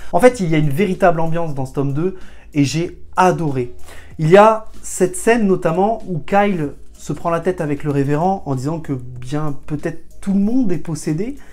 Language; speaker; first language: French; native; French